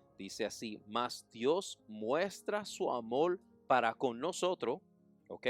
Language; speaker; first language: Spanish; early bilingual, heritage; English